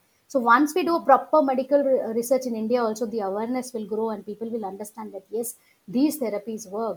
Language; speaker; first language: English; non-native, local second language; Gujarati